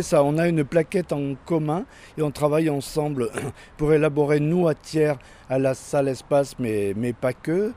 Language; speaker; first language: French; native; French